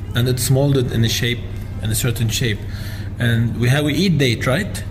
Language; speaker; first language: English; non-native, fluent; Arabic